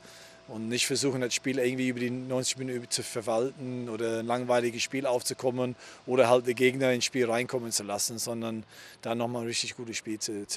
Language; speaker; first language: German; non-native, fluent; English